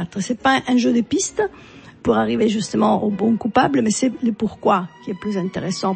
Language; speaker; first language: French; non-native, fluent; Italian